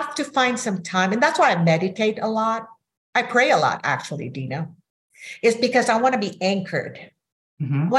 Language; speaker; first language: English; non-native, local second language; Filipino